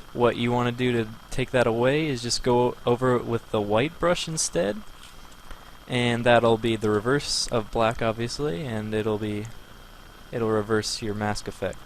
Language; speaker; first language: English; native; English